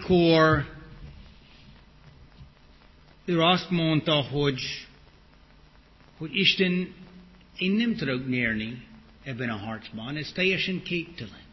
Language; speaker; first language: Hungarian; non-native, fluent; English